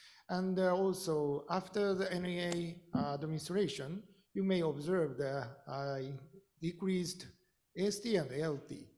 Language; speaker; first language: English; non-native, fluent; Japanese